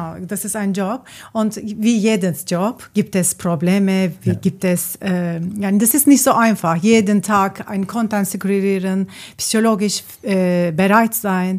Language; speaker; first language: German; non-native, learner; Turkish